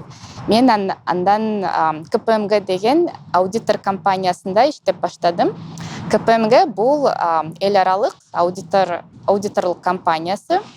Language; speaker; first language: Kyrgyz; non-native, local second language; Russian